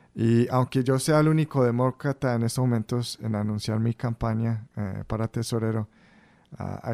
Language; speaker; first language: Spanish; early bilingual, heritage; Spanish